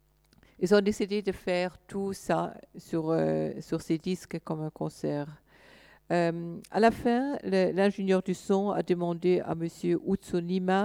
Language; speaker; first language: French; non-native, fluent; German